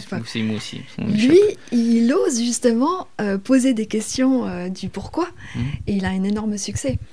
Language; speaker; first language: French; native; French